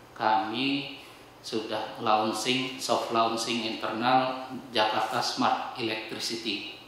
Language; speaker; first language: Indonesian; native; Indonesian